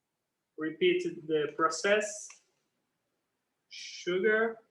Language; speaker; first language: English; non-native, learner; Portuguese